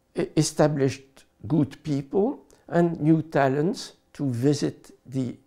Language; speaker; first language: English; non-native, fluent; French